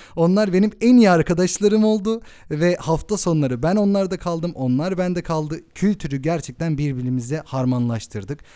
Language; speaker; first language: Turkish; early bilingual, heritage; Turkish